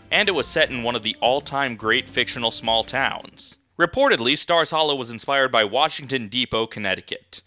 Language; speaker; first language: English; native; English